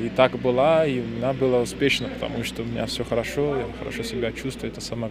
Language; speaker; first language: Russian; non-native, fluent; Portuguese